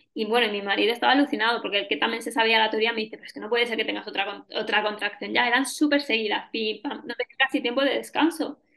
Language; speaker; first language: Spanish; native; Spanish